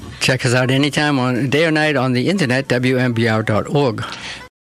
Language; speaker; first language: English; non-native, fluent; French